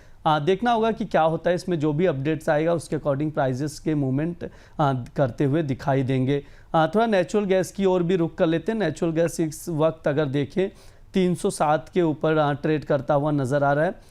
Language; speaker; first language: Hindi; native; Hindi